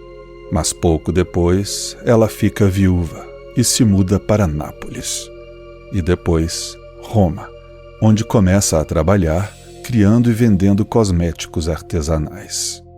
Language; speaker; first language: Portuguese; native; Portuguese